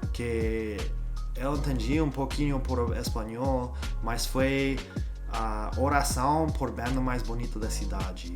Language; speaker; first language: Portuguese; non-native, learner; English